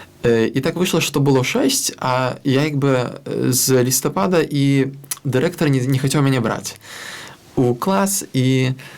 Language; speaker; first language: Belarusian; non-native, local second language; Russian